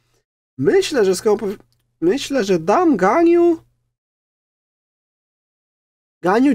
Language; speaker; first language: Polish; native; Polish